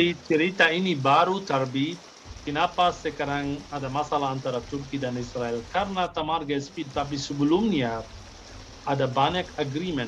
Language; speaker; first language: Indonesian; non-native, fluent; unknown